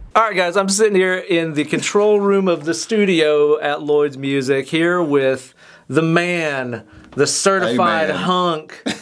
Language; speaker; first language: English; native; English